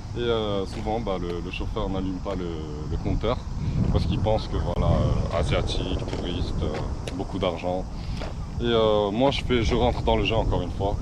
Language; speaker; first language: French; non-native, local second language; Arabic